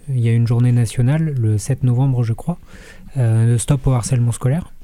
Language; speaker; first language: French; native; French